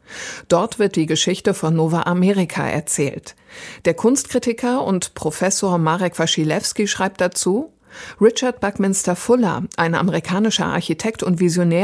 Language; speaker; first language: German; native; German